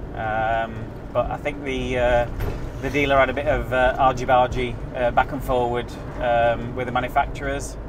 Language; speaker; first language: English; native; English